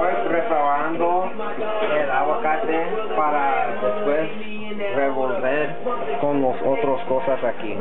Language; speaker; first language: Spanish; non-native, learner; English